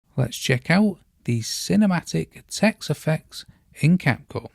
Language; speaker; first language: English; native; English